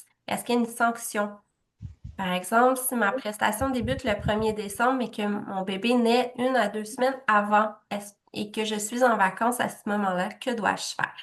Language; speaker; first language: French; native; French